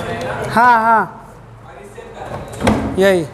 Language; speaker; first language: Hindi; native; Hindi